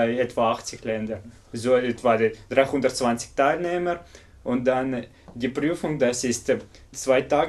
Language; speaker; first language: German; non-native, fluent; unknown